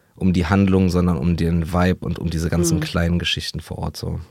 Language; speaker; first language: German; native; German